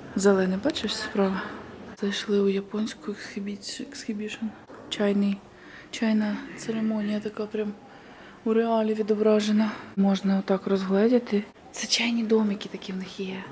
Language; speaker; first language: Ukrainian; native; Ukrainian